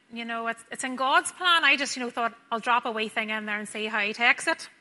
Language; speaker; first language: English; native; English